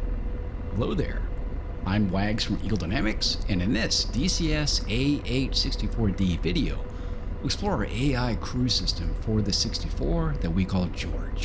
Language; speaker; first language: English; native; English